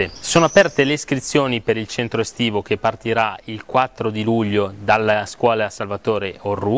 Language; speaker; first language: Italian; native; Italian